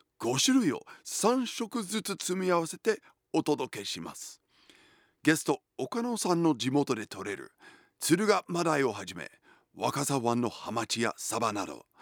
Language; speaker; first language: Japanese; non-native, fluent; English